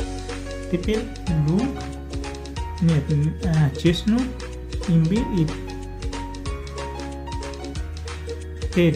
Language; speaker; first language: Russian; non-native, learner; Hindi